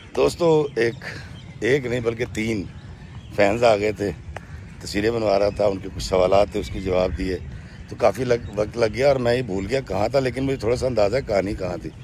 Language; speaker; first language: Urdu; native; Urdu